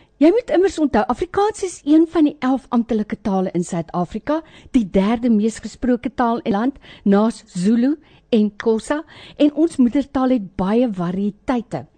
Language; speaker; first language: Afrikaans; native; Afrikaans